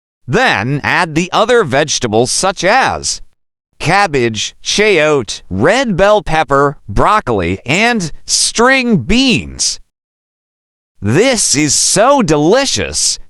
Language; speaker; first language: English; non-native, local second language; Filipino